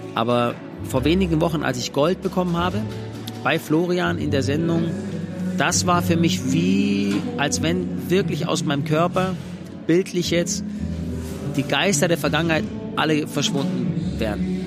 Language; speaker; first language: German; native; German